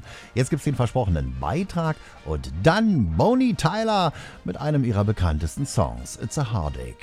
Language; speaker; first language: German; native; German